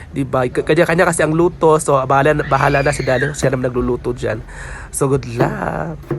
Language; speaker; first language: Filipino; non-native, local second language; Cebuano